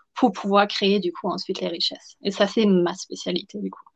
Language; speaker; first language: French; non-native, fluent; German